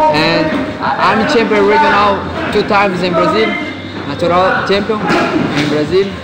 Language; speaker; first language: English; non-native, learner; Portuguese